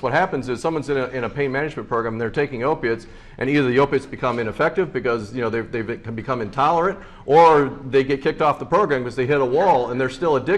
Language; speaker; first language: English; native; English